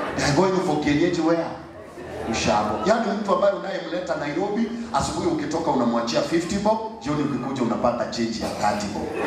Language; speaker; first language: Swahili; non-native, local second language; Gusii